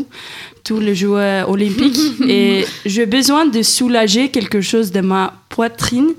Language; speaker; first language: French; non-native, fluent; Swedish